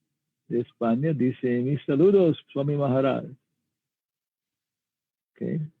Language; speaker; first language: Spanish; non-native, learner; English